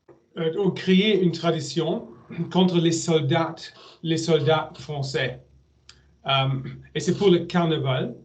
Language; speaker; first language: French; non-native, learner; German